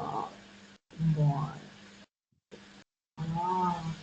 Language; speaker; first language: English; non-native, learner; Vietnamese